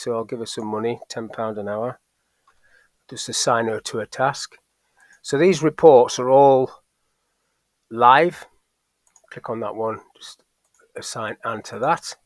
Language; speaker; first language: English; native; English